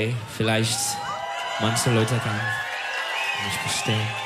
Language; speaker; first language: German; non-native, learner; Turkish